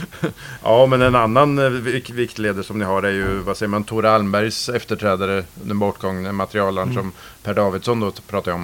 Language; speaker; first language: Swedish; native; Swedish